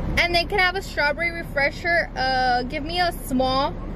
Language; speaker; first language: English; early bilingual, other home language; Spanish